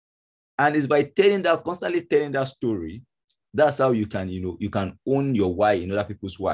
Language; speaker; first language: English; non-native, local second language; Yoruba